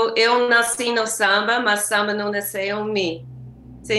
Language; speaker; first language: Portuguese; non-native, learner; English